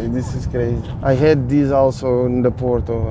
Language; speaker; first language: English; non-native, fluent; Portuguese